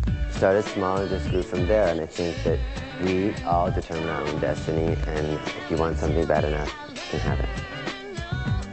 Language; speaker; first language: English; native; English